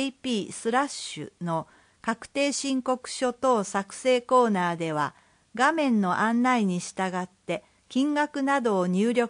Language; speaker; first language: Japanese; native; Japanese